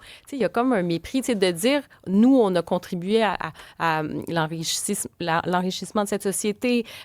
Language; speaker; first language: French; native; French